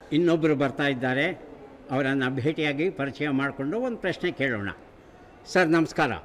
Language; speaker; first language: Kannada; native; Kannada